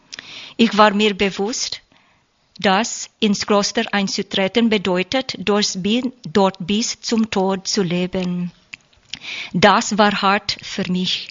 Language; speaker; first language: German; non-native, learner; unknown